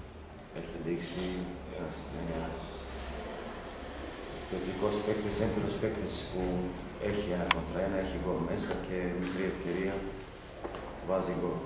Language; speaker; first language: Greek; non-native, learner; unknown